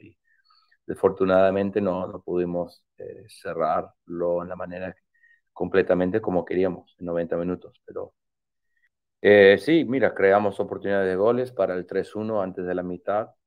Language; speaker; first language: Spanish; early bilingual, heritage; Spanish